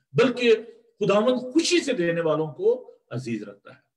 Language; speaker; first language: Urdu; non-native, local second language; Punjabi